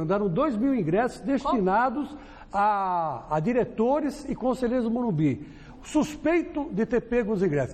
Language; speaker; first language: Portuguese; native; Portuguese